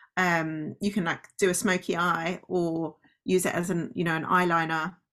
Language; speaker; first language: English; native; English